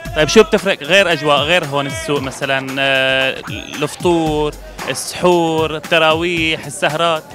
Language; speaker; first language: Arabic; native; Arabic